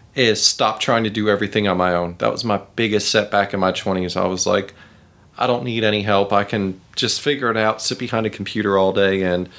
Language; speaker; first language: English; native; English